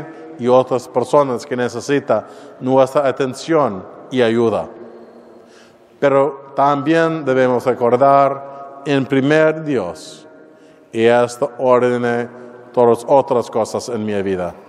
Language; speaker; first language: Spanish; non-native, learner; English